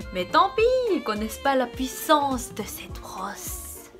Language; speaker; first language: French; non-native, fluent; Korean